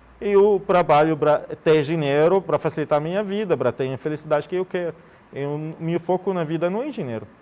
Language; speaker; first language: Portuguese; non-native, fluent; Arabic